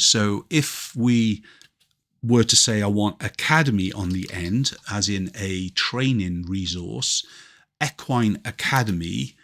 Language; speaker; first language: English; native; English